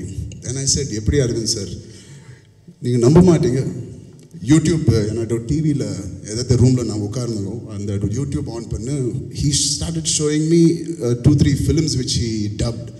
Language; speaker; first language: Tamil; non-native, learner; Telugu